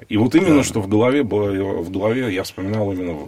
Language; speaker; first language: Russian; native; Russian